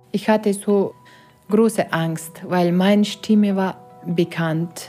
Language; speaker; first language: German; non-native, learner; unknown